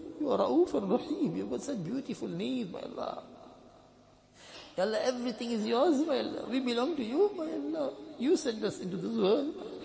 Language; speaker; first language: English; native; English